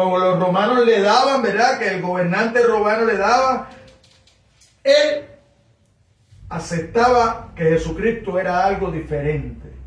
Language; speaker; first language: Spanish; native; Spanish